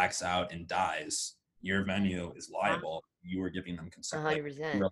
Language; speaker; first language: English; native; English